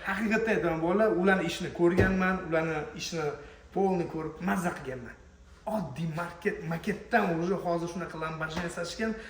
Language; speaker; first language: Uzbek; native; Uzbek